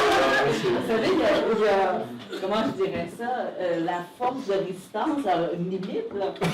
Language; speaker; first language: French; early bilingual, other home language; Vietnamese